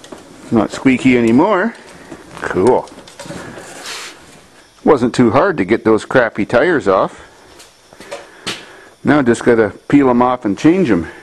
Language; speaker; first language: English; native; English